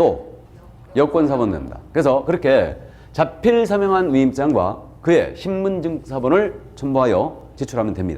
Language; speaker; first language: Korean; native; Korean